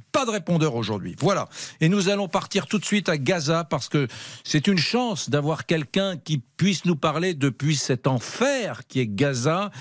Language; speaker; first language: French; native; French